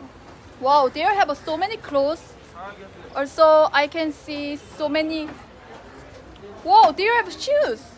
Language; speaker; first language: English; non-native, learner; Korean